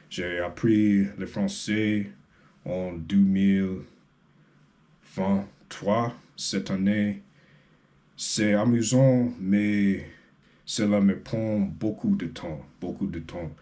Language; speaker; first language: French; non-native, learner; English